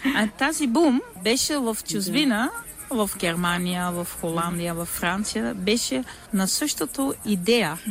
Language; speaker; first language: Bulgarian; non-native, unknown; Dutch